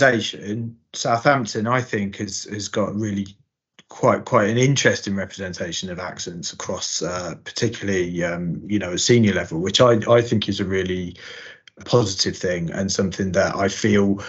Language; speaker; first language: English; native; English